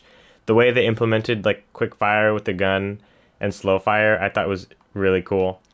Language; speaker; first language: English; native; English